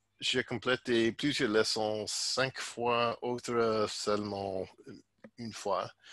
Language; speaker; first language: French; non-native, learner; English